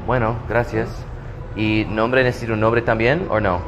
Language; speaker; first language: Spanish; non-native, learner; English